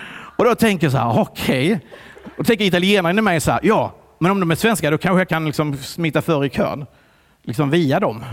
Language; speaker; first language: Swedish; early bilingual, other home language; Italian